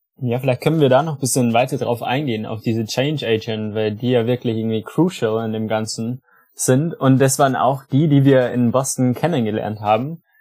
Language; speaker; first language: German; native; German